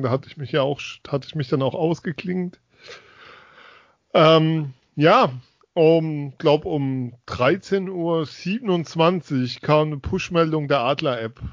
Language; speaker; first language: German; native; German